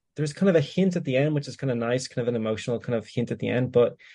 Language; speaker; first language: English; native; English